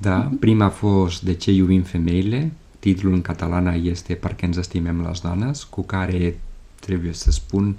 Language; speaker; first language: Romanian; non-native, fluent; Catalan